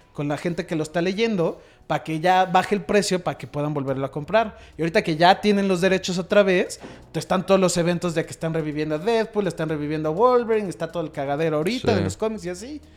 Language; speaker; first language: Spanish; native; Spanish